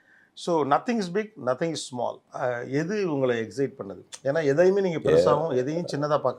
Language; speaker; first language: Tamil; native; Tamil